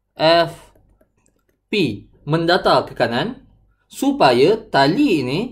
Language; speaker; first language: Malay; native; Malay